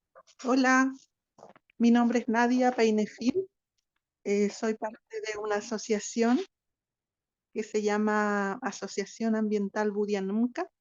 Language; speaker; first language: Spanish; non-native, local second language; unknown